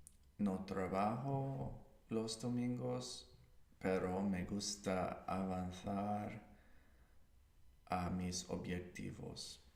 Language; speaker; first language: Spanish; non-native, learner; English